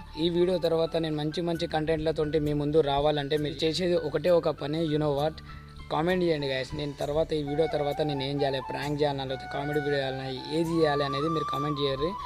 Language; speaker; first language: Telugu; non-native, local second language; Urdu